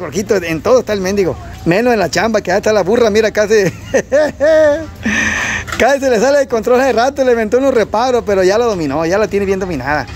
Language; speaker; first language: Spanish; native; Spanish